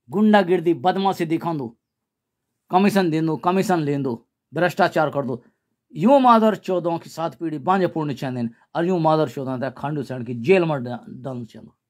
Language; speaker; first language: Hindi; non-native, local second language; Garhwali